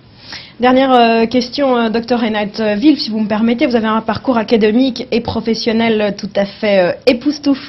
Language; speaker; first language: French; native; French